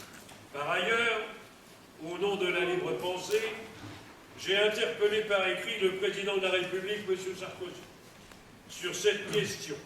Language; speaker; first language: French; native; French